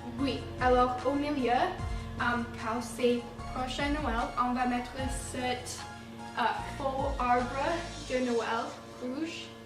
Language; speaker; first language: French; non-native, learner; English